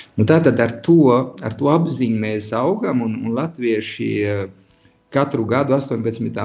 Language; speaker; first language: Latvian; early bilingual, heritage; Latvian